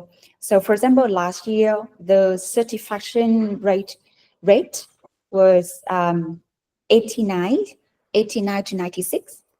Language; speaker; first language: English; non-native, fluent; Vietnamese